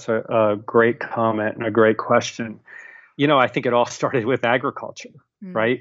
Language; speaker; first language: English; native; English